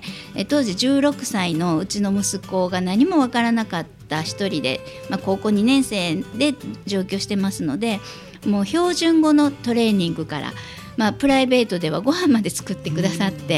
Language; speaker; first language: Japanese; native; Japanese